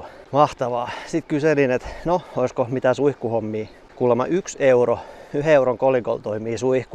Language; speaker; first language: Finnish; native; Finnish